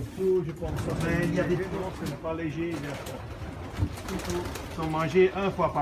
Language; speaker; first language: French; non-native, learner; Dutch